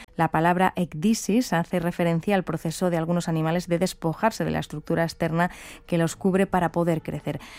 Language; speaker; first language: Spanish; native; Spanish